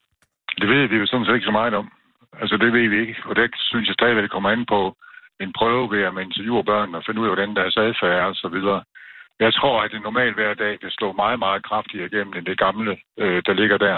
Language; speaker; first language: Danish; native; Danish